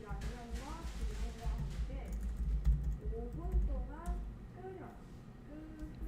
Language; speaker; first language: Korean; non-native, fluent; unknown